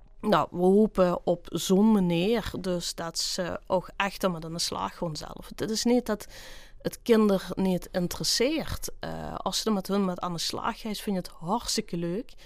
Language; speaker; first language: Dutch; native; Dutch